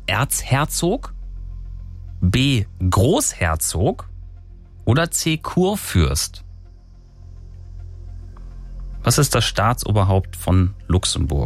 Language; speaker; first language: German; native; German